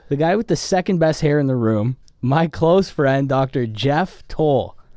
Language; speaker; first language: English; native; English